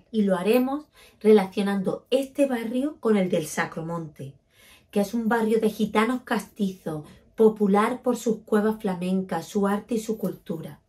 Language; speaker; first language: Spanish; native; Spanish